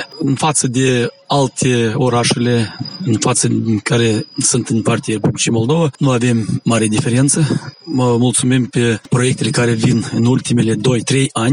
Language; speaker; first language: Romanian; non-native, local second language; Gagauz